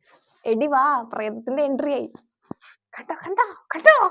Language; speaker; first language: Malayalam; native; Malayalam